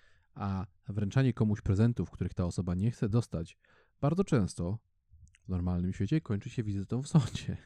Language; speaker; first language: Polish; native; Polish